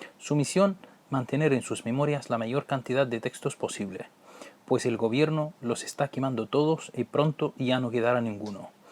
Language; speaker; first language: Spanish; non-native, fluent; Arabic